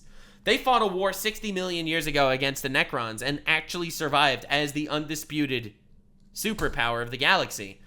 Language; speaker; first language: English; native; English